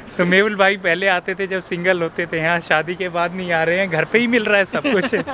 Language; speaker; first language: Hindi; native; Hindi